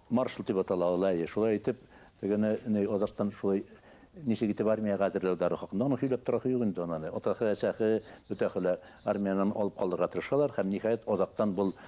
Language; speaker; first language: Tatar; non-native, local second language; Bashkir